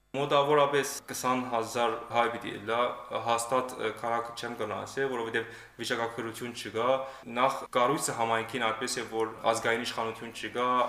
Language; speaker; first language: Armenian; early bilingual, heritage; Armenian